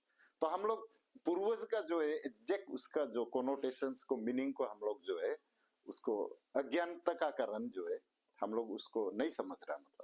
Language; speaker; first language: Hindi; non-native, local second language; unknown